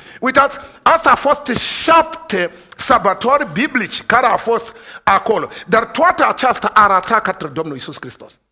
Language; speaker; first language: Romanian; non-native, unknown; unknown